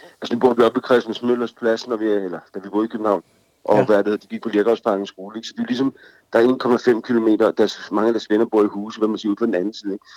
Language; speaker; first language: Danish; native; Danish